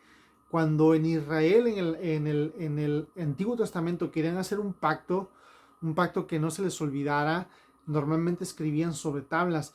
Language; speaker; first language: Spanish; native; Spanish